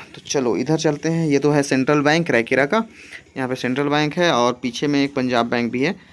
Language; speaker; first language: Hindi; native; Hindi